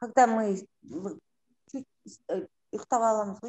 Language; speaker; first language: Russian; non-native, local second language; Kazakh